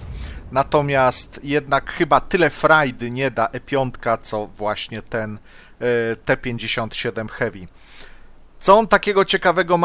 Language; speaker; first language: Polish; native; Polish